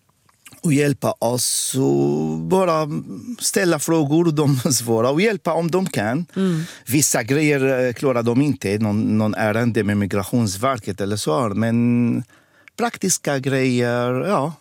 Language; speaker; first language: Swedish; non-native, fluent; Arabic